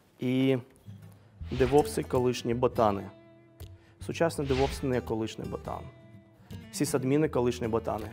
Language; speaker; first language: Ukrainian; non-native, local second language; Russian